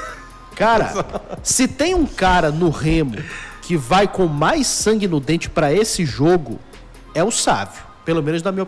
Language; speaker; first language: Portuguese; native; Portuguese